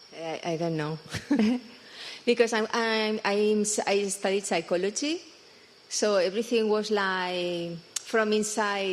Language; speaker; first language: English; non-native, fluent; Spanish